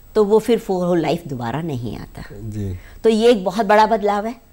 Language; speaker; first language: Hindi; native; Hindi